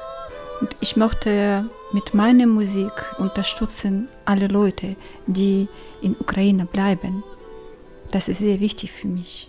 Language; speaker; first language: German; non-native, learner; Ukrainian